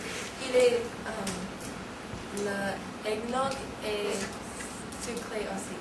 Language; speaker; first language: French; non-native, learner; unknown